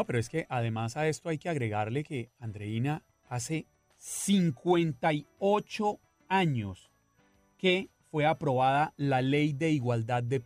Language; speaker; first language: Spanish; native; Spanish